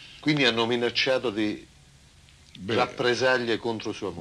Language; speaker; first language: Italian; native; Italian